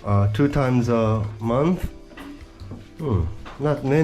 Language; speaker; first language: English; non-native, learner; Korean